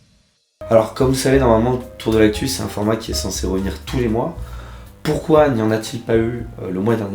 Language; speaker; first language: French; native; French